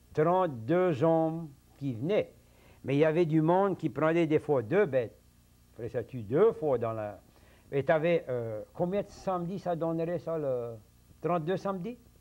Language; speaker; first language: French; early bilingual, heritage; French